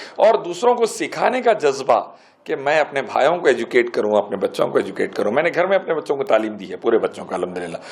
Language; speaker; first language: Urdu; native; Urdu